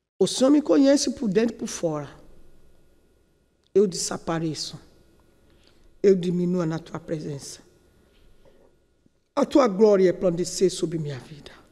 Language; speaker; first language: Portuguese; non-native, learner; Yoruba